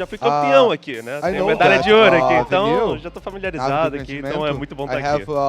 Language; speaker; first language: Portuguese; native; Portuguese